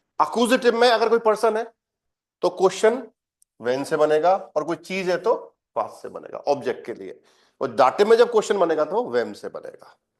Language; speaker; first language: Hindi; native; Hindi